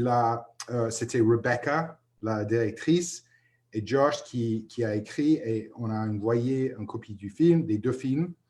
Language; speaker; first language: French; non-native, fluent; English